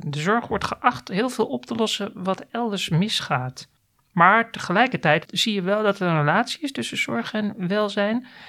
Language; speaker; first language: Dutch; native; Dutch